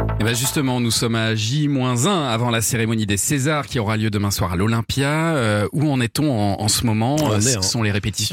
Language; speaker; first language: French; native; French